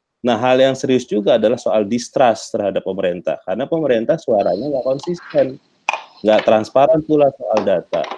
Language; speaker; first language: Indonesian; native; Indonesian